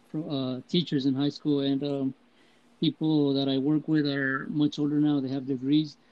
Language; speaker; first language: English; early bilingual, heritage; Spanish